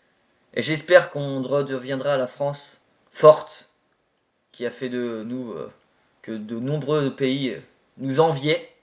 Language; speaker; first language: French; native; French